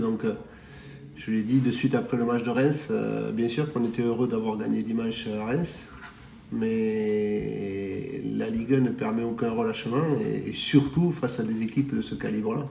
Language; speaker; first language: French; native; French